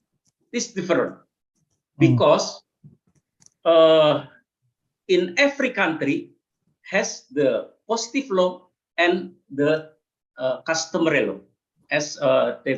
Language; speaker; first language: English; non-native, learner; Indonesian